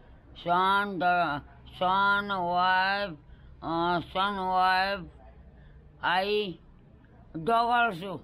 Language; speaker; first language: English; non-native, learner; Nepali